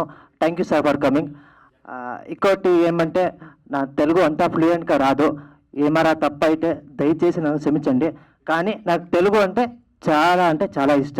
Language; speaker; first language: Telugu; non-native, learner; Kannada